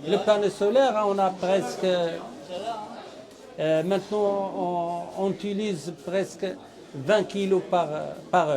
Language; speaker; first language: French; non-native, learner; Arabic